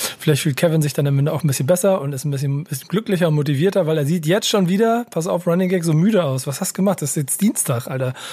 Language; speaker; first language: German; native; German